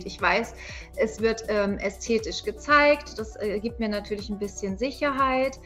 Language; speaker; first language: German; native; German